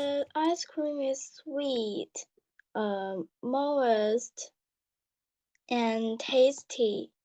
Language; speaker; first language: English; non-native, learner; Chinese